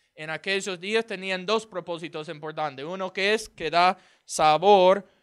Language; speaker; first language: Spanish; non-native, fluent; English